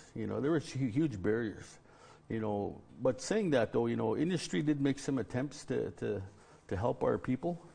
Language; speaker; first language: English; native; English